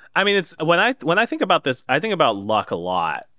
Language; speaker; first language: English; native; English